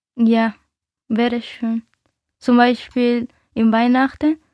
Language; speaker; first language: German; non-native, learner; Spanish